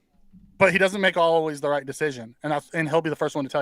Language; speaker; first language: English; native; English